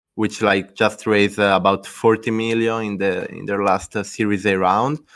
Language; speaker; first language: English; non-native, fluent; Italian